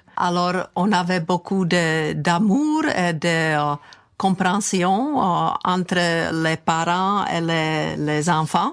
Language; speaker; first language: French; non-native, fluent; Czech